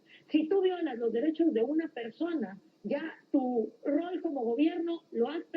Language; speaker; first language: Spanish; native; Spanish